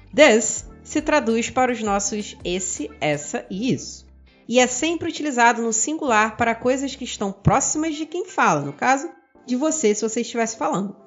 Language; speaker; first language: Portuguese; native; Portuguese